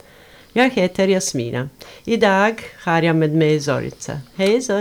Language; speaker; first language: Swedish; non-native, fluent; Bosnian